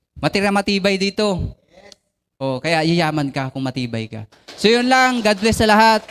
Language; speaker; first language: Filipino; non-native, local second language; Bikol